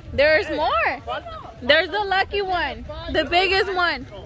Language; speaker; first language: English; early bilingual, other home language; Spanish